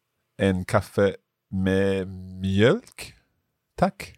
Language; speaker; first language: Swedish; non-native, learner; English